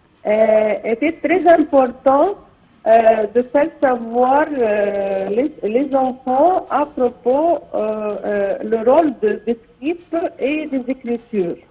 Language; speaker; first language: French; non-native, fluent; Arabic